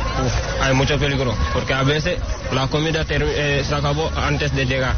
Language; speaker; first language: Spanish; non-native, learner; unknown